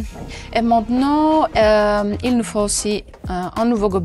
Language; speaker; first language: French; non-native, local second language; Dutch